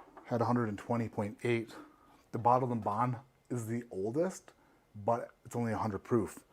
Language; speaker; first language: English; native; English